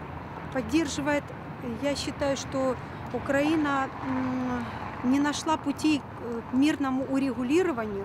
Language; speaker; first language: Russian; native; Russian